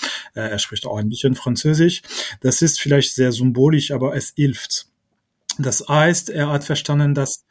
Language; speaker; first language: German; non-native, fluent; French